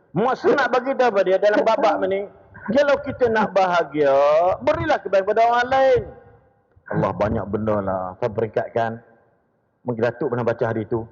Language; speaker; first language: Malay; native; Malay